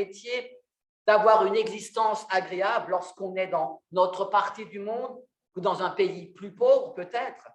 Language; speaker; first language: French; native; French